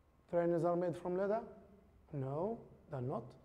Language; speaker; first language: English; non-native, fluent; Arabic